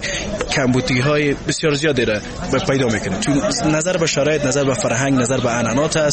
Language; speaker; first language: Persian; native; Persian